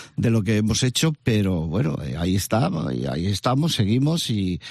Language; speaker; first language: Spanish; native; Spanish